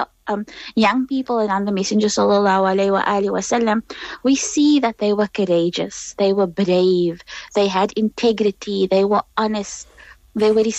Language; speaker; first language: English; native; English